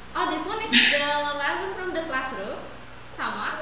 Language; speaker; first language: English; non-native, fluent; Indonesian